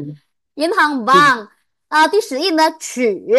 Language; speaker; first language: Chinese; non-native, fluent; Indonesian